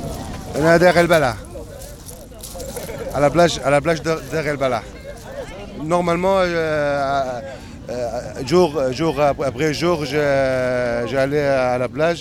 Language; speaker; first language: French; non-native, learner; Arabic